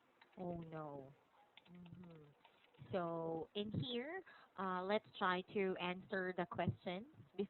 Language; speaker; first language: English; non-native, local second language; Filipino